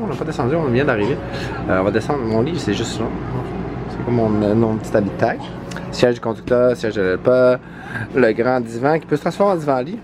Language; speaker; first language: French; native; French